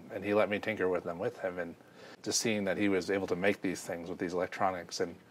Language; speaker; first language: English; native; English